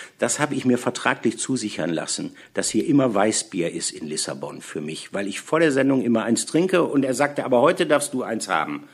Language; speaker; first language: German; native; German